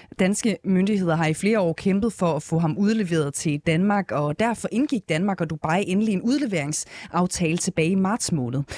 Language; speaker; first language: Danish; native; Danish